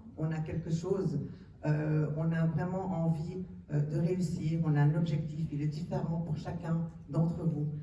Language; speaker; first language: French; early bilingual, other home language; Arabic